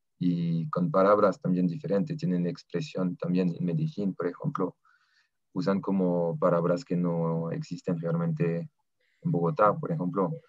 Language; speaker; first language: Spanish; non-native, fluent; French